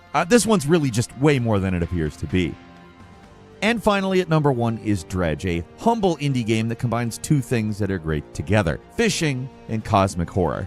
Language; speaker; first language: English; native; English